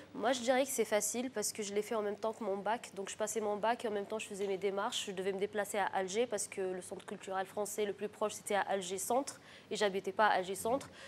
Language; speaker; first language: French; non-native, local second language; Arabic